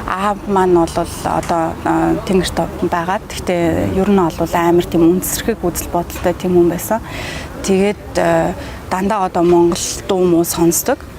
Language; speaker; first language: Mongolian; early bilingual, heritage; Mongolian